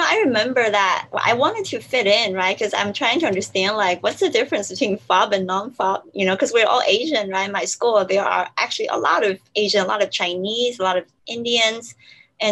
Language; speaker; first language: English; non-native, fluent; Chinese